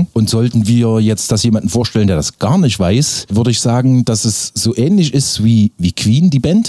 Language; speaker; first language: German; native; German